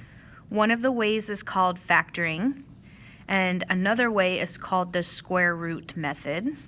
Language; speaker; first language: English; native; English